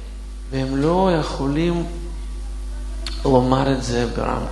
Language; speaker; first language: Hebrew; non-native, fluent; Russian